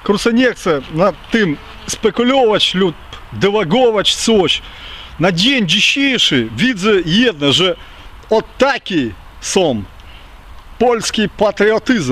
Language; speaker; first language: Polish; early bilingual, heritage; Ukrainian